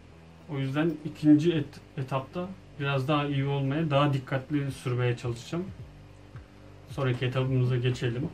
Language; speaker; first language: Turkish; native; Turkish